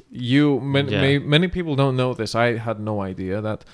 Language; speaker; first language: English; non-native, fluent; Greek